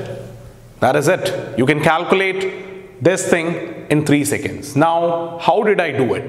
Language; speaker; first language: English; non-native, local second language; Hindi